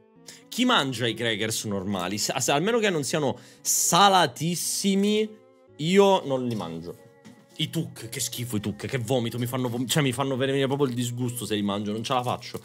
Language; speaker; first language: Italian; native; Italian